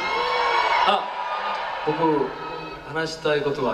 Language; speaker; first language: Japanese; non-native, learner; Korean